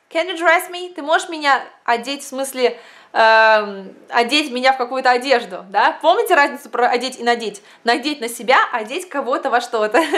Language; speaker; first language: Russian; native; Russian